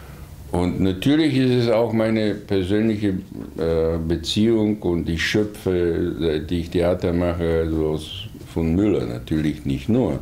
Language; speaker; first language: German; non-native, fluent; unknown